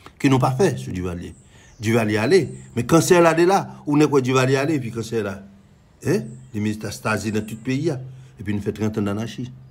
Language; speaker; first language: French; non-native, local second language; Haitian Creole